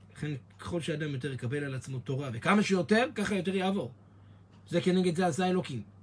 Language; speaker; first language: Hebrew; native; Hebrew